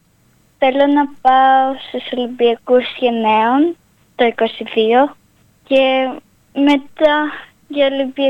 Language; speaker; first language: Greek; early bilingual, other home language; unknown